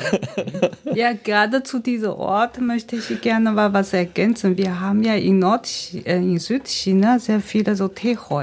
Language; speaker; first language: German; non-native, fluent; Chinese